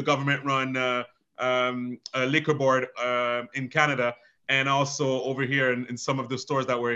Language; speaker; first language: English; non-native, fluent; French